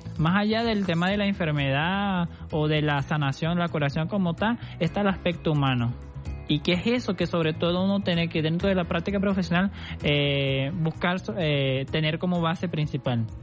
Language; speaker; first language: Spanish; non-native, fluent; Portuguese